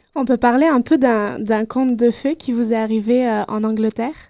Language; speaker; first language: French; native; French